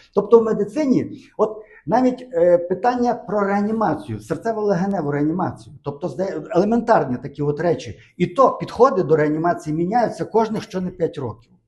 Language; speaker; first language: Ukrainian; native; Ukrainian